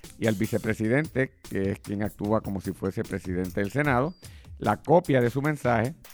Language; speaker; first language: Spanish; native; Spanish